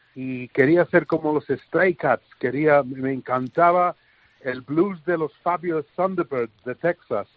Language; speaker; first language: Spanish; early bilingual, heritage; English